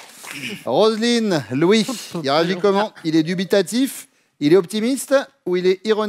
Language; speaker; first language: French; native; French